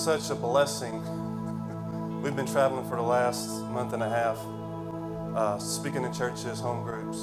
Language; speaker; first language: English; native; English